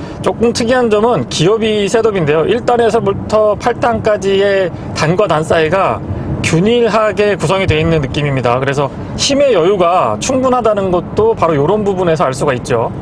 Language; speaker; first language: Korean; native; Korean